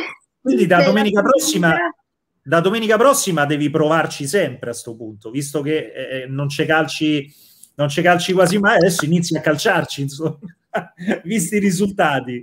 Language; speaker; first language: Italian; native; Italian